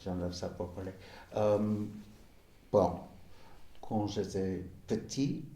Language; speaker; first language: French; non-native, fluent; English